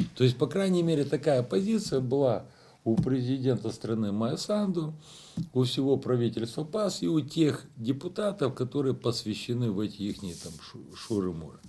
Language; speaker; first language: Russian; non-native, local second language; Romanian